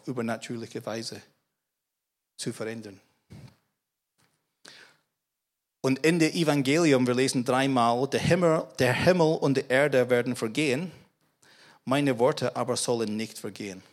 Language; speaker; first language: German; non-native, fluent; English